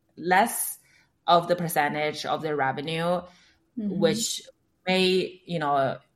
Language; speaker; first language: English; non-native, fluent; Chinese